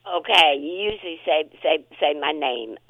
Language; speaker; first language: English; native; English